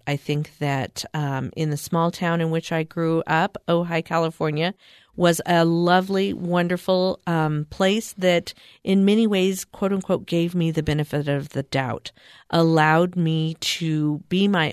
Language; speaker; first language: English; native; English